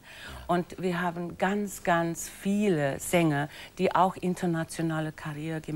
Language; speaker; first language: German; non-native, fluent; English